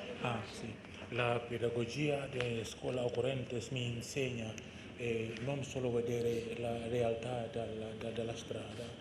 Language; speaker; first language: Italian; non-native, learner; Indonesian